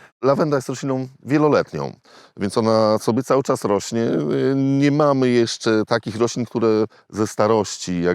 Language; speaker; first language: Polish; native; Polish